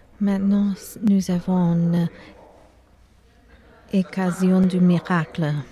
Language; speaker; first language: French; non-native, learner; English